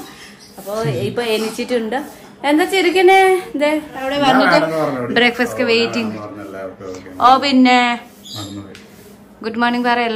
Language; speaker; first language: Malayalam; non-native, learner; Nepali